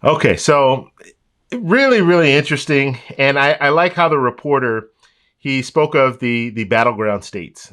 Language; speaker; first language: English; native; English